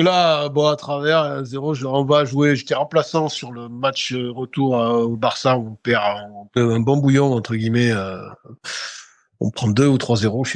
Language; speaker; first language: French; native; French